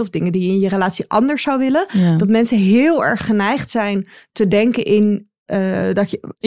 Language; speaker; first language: Dutch; native; Dutch